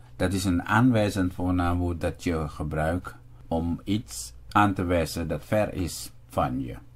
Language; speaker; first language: Dutch; non-native, fluent; Indonesian